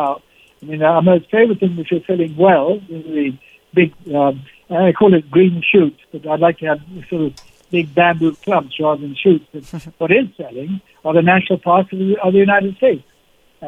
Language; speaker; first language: English; native; English